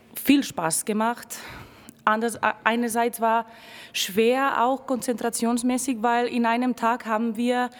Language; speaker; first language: German; non-native, fluent; Spanish